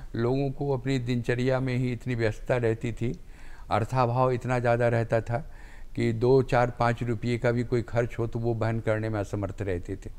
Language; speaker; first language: Hindi; native; Hindi